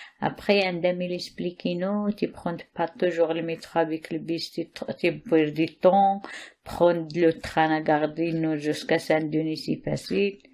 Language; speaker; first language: French; non-native, learner; Arabic